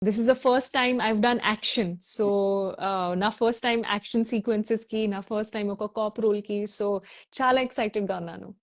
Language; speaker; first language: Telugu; non-native, learner; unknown